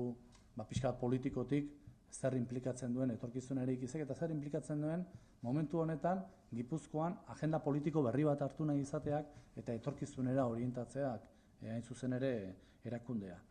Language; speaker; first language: Basque; native; Basque